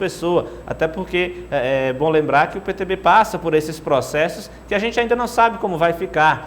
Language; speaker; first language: Portuguese; native; Portuguese